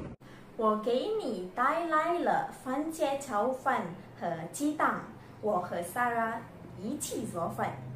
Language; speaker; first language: Chinese; non-native, learner; Malay